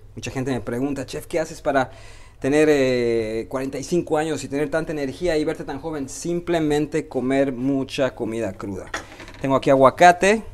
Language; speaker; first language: Spanish; early bilingual, heritage; Spanish